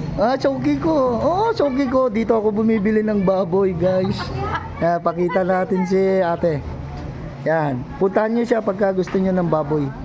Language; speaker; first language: Filipino; non-native, local second language; Iloko